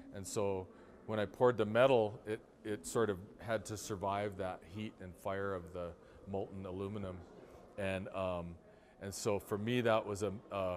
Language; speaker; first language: English; native; English